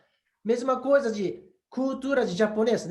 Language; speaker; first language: Portuguese; non-native, learner; Japanese